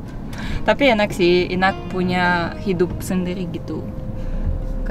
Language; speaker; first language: Indonesian; non-native, learner; Russian